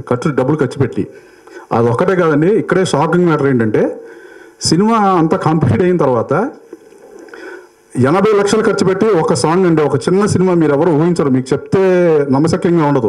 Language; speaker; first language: Telugu; native; Telugu